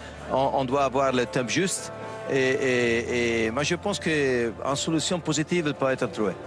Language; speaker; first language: French; non-native, fluent; Italian